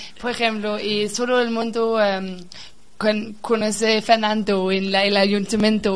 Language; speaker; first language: Spanish; non-native, learner; Danish